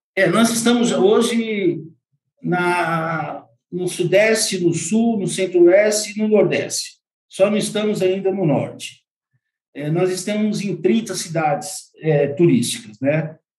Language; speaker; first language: Portuguese; native; Portuguese